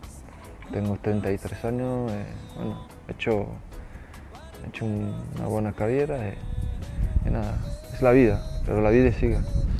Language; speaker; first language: Spanish; non-native, fluent; French